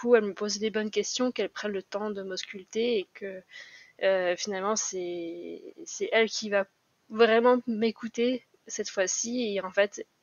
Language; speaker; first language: French; native; French